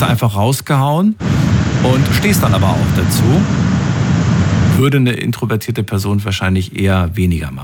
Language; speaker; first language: German; native; German